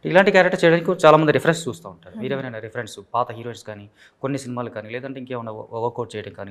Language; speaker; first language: Telugu; native; Telugu